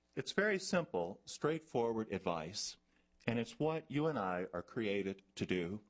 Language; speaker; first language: English; native; English